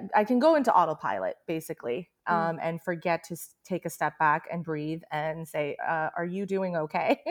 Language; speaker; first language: English; native; English